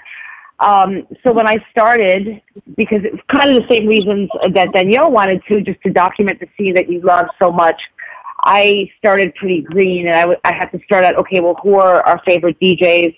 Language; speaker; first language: English; non-native, local second language; Filipino